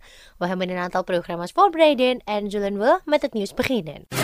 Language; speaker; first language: Dutch; non-native, fluent; Indonesian